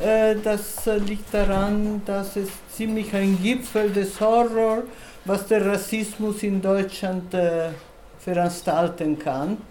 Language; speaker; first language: German; non-native, fluent; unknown